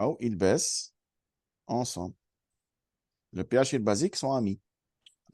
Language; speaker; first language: French; non-native, fluent; Arabic